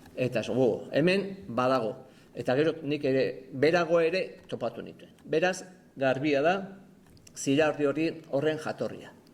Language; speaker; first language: Basque; native; Basque